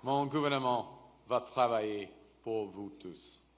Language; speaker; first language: French; non-native, local second language; English